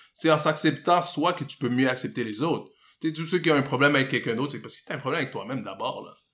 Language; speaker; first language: French; native; French